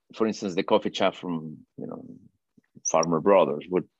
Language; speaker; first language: English; non-native, fluent; Spanish